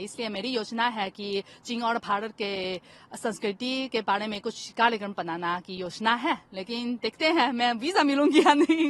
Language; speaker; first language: Hindi; non-native, fluent; Chinese